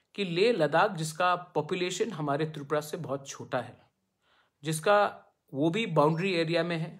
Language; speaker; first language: Hindi; non-native, local second language; Bangla